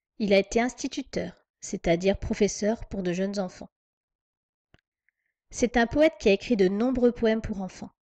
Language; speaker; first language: French; native; French